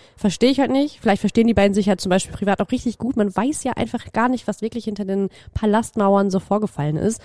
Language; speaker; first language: German; native; German